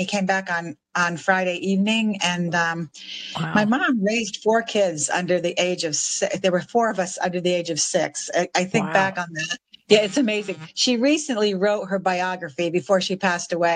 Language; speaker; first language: English; native; English